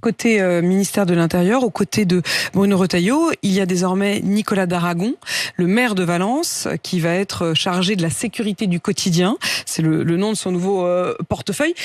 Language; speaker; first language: French; native; French